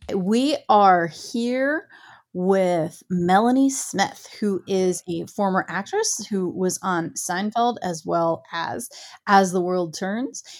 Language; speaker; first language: English; native; English